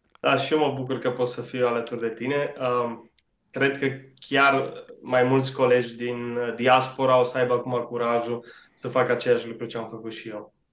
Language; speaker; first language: Romanian; early bilingual, heritage; Romanian